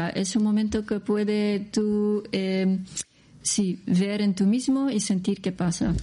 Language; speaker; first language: Spanish; non-native, learner; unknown